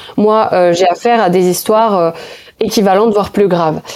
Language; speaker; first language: French; native; French